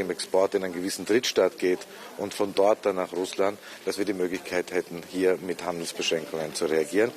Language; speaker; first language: German; native; German